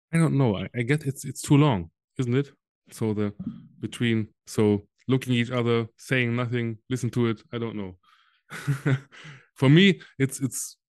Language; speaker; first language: English; non-native, fluent; German